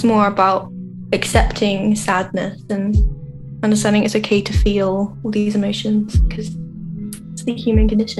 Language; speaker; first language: English; native; English